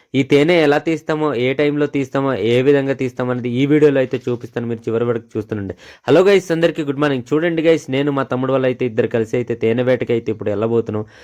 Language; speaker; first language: Telugu; non-native, local second language; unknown